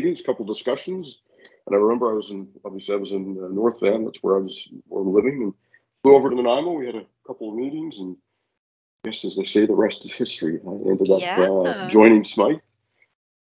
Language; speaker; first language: English; native; English